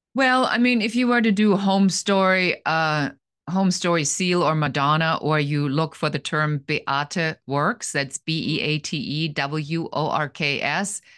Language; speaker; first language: English; non-native, fluent; German